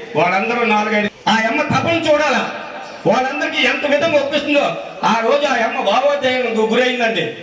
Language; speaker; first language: Telugu; native; Telugu